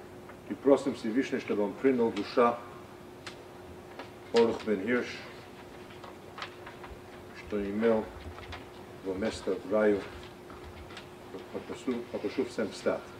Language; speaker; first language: Russian; non-native, fluent; English